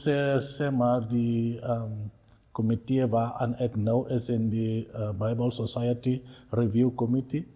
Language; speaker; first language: Afrikaans; non-native, local second language; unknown